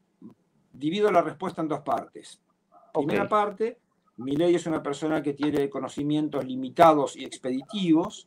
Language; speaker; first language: Spanish; native; Spanish